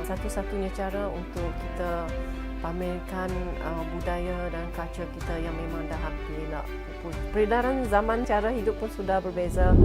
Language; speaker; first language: Malay; non-native, local second language; Iban